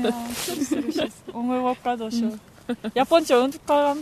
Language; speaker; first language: Kyrgyz; non-native, learner; Japanese